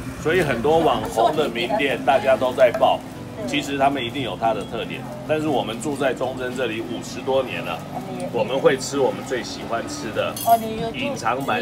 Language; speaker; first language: Chinese; native; Chinese